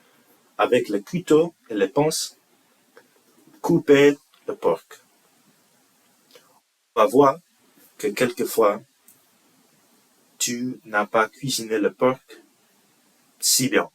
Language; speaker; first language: French; non-native, learner; English